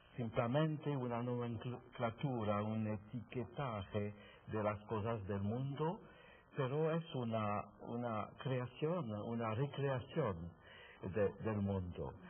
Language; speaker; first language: Spanish; non-native, fluent; French